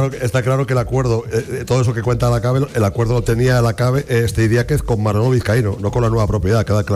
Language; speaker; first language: Spanish; native; Spanish